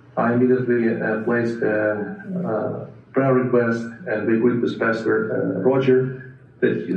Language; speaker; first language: English; non-native, fluent; Ukrainian